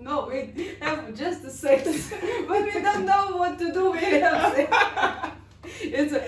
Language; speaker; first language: English; non-native, learner; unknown